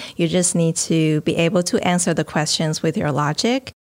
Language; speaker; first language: English; non-native, fluent; Chinese